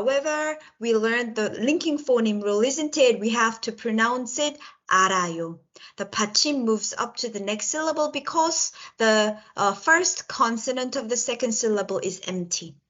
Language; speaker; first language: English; non-native, local second language; Korean